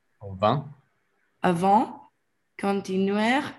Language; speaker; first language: French; non-native, learner; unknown